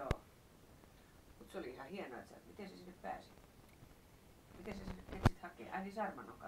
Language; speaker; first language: Finnish; native; Finnish